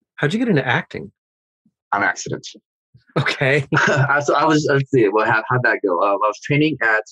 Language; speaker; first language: English; native; English